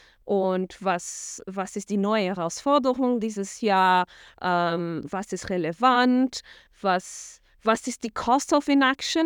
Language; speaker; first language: German; non-native, fluent; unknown